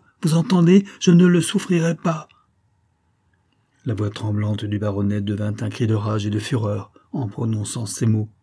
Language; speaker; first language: French; native; French